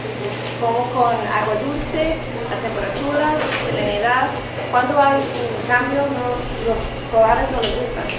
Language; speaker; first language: Spanish; non-native, learner; English